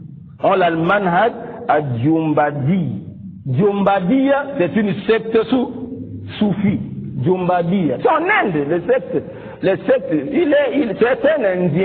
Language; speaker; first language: French; non-native, local second language; Lingala